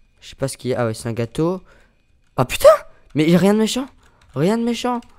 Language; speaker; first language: French; native; French